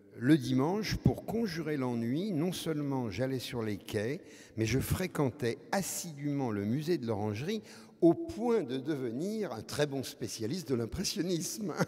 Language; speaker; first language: French; native; French